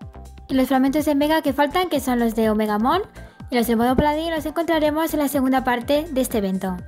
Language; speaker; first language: Spanish; native; Spanish